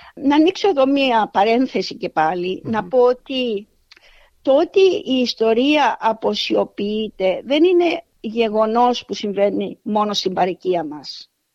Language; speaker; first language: Greek; native; Greek